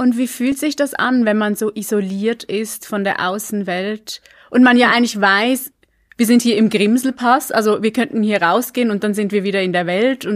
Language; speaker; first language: German; native; German